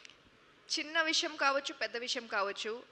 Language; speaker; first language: Telugu; non-native, local second language; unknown